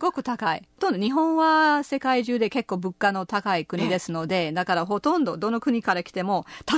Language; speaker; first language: Japanese; non-native, fluent; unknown